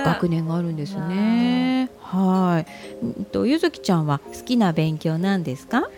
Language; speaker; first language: Japanese; native; Japanese